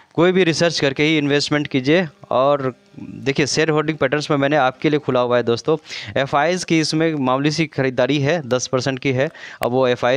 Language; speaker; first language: Hindi; native; Hindi